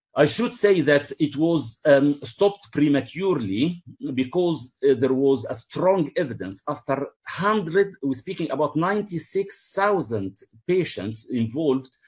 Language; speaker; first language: English; non-native, fluent; Arabic